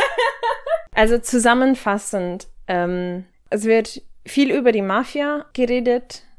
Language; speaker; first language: German; non-native, fluent; Italian